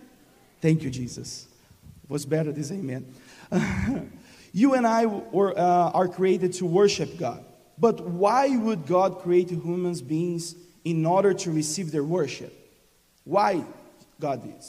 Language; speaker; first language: English; non-native, learner; Portuguese